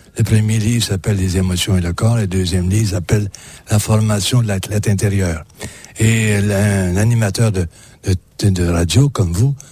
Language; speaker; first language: French; native; French